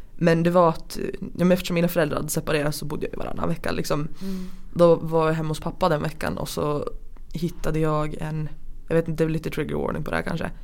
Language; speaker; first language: Swedish; native; Swedish